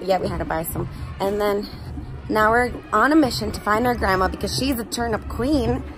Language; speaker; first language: English; early bilingual, other home language; Spanish